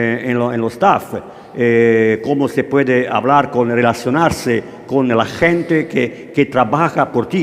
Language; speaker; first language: Spanish; non-native, learner; Italian